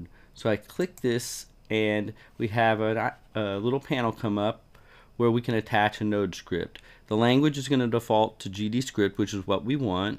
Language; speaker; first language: English; native; English